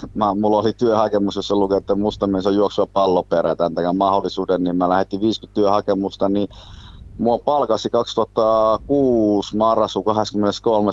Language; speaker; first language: Finnish; early bilingual, other home language; Somali